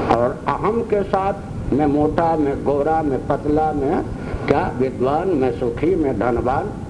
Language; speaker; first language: Hindi; non-native, local second language; Maithili